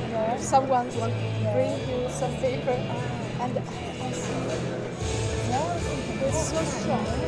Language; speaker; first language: English; non-native, learner; Russian